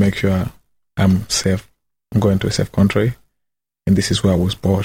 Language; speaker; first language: English; non-native, local second language; Kinyarwanda